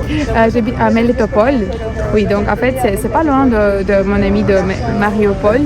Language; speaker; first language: French; non-native, learner; Ukrainian